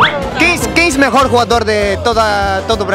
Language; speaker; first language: Portuguese; non-native, learner; Spanish